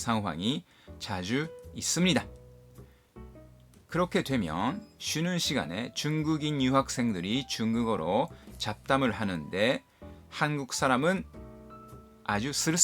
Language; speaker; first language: Korean; non-native, fluent; Japanese